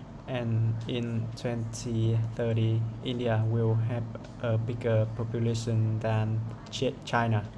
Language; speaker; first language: English; non-native, learner; Vietnamese